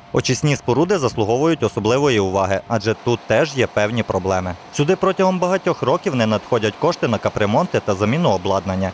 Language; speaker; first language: Ukrainian; native; Ukrainian